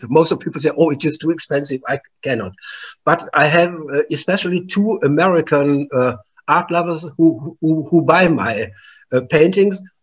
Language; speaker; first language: English; non-native, learner; German